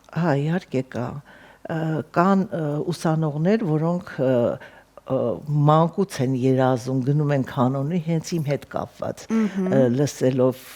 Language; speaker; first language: Armenian; native; Armenian